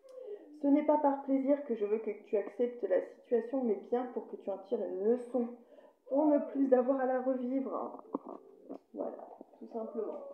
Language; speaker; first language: French; native; French